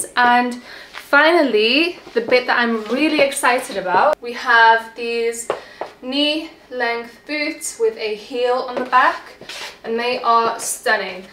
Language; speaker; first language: English; native; English